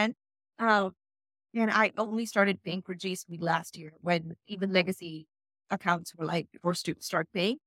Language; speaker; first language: English; non-native, local second language; Urdu